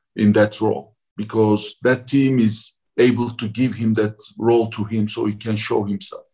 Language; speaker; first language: English; non-native, fluent; Turkish